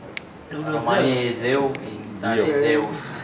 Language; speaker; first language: Italian; non-native, learner; Romanian